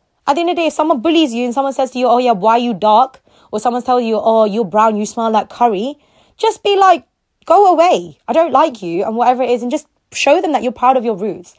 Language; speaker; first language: Tamil; early bilingual, heritage; Tamil